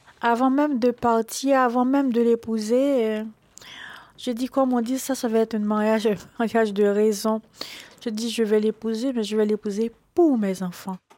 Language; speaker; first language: French; non-native, local second language; Haitian Creole